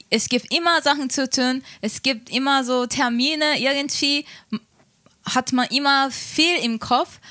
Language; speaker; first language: German; non-native, fluent; Japanese